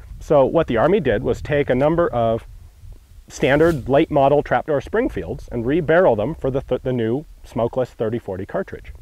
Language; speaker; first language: English; native; English